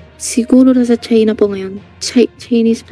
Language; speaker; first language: Filipino; non-native, learner; Chinese